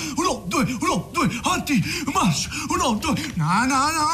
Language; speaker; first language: Italian; native; Italian